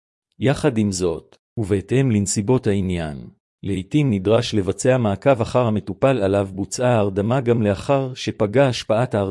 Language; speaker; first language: Hebrew; native; Hebrew